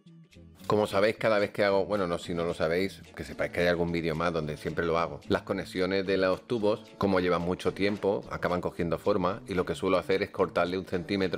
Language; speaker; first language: Spanish; native; Spanish